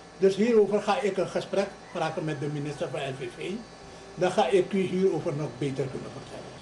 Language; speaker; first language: Dutch; native; Dutch